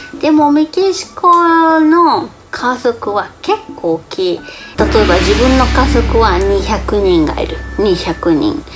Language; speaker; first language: Japanese; non-native, fluent; Spanish